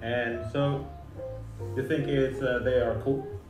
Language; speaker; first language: English; non-native, fluent; Indonesian